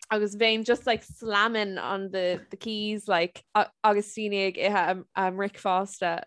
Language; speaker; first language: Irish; non-native, local second language; English